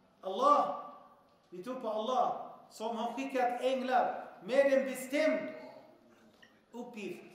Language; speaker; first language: Swedish; early bilingual, other home language; Arabic